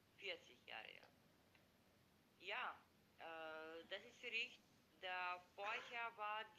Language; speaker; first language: German; non-native, learner; Macedonian